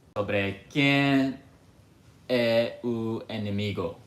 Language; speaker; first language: Portuguese; non-native, learner; English